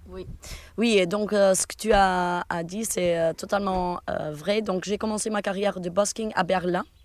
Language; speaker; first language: French; non-native, fluent; Portuguese